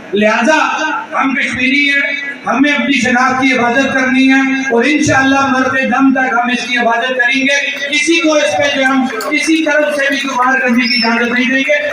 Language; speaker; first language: Hindi; non-native, local second language; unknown